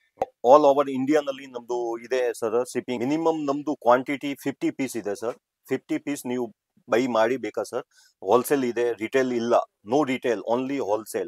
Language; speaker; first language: Kannada; non-native, local second language; Telugu